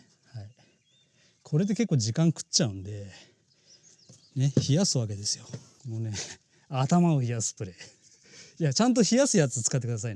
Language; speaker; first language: Japanese; native; Japanese